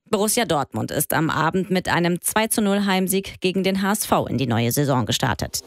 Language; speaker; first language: German; native; German